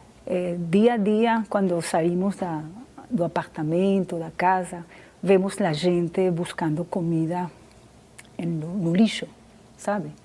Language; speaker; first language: Portuguese; non-native, fluent; Spanish